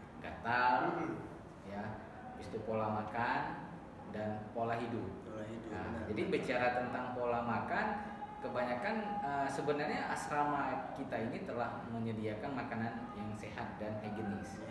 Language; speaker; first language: Indonesian; native; Indonesian